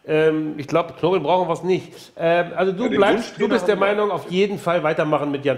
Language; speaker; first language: German; native; German